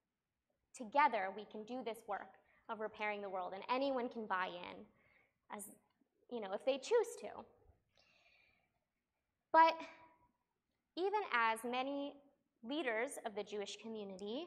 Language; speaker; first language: English; native; English